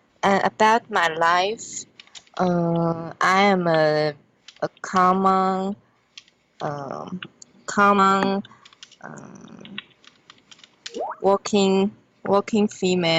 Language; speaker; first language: English; non-native, learner; Chinese